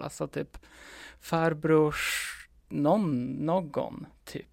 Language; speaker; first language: Swedish; non-native, fluent; Polish